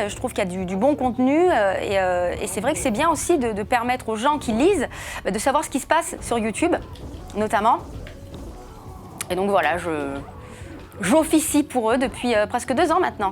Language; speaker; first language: French; native; French